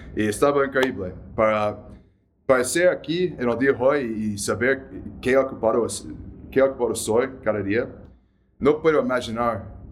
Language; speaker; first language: Spanish; non-native, learner; English